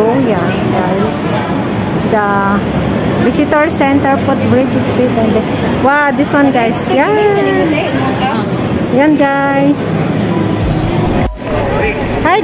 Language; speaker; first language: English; non-native, local second language; Filipino